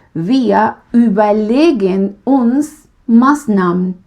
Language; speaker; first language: German; non-native, fluent; Spanish